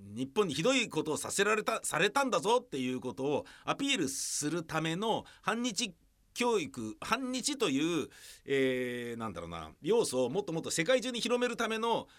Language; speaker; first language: Japanese; native; Japanese